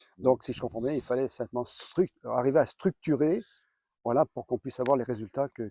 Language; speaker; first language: French; native; French